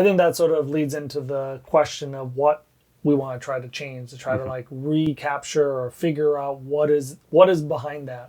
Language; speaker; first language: English; native; English